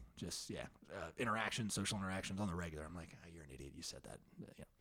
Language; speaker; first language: English; native; English